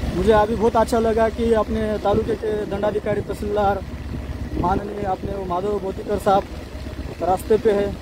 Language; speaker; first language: Hindi; non-native, local second language; Marathi